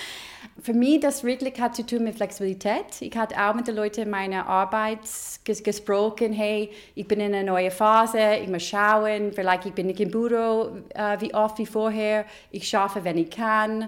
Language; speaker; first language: German; non-native, learner; English